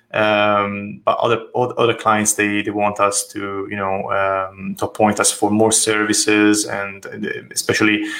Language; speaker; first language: English; non-native, fluent; Italian